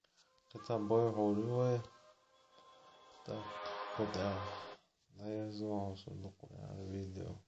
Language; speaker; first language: Russian; non-native, local second language; Chechen